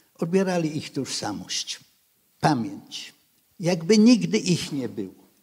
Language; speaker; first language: Polish; non-native, local second language; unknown